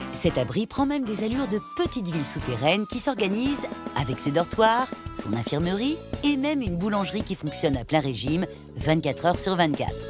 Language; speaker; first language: French; native; French